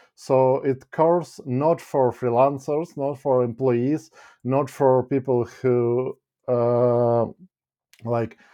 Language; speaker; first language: English; non-native, fluent; Ukrainian